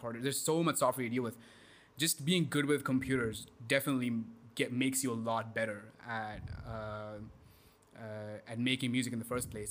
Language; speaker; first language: English; non-native, local second language; Hindi